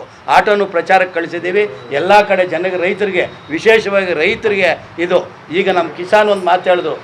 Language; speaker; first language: Kannada; native; Kannada